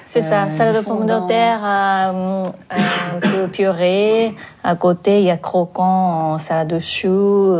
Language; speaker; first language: French; non-native, fluent; Japanese